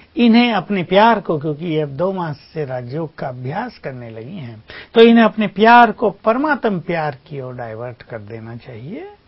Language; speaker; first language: Hindi; native; Hindi